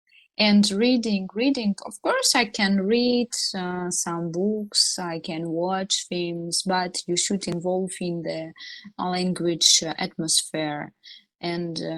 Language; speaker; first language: English; non-native, learner; Russian